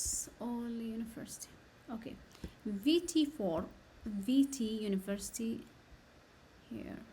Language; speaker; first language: English; non-native, learner; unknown